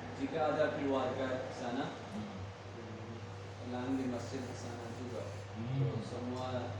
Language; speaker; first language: Indonesian; non-native, learner; Urdu